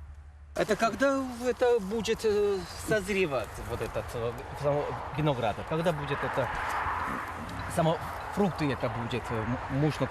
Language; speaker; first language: Russian; non-native, learner; Korean